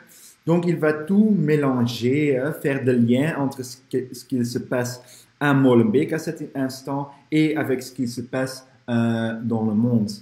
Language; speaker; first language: French; non-native, fluent; Dutch